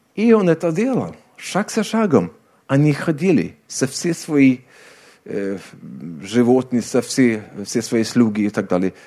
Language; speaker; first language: Russian; non-native, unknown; Swedish